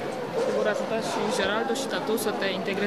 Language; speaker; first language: Romanian; native; Romanian